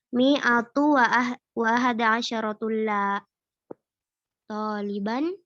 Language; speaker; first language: Arabic; non-native, learner; Indonesian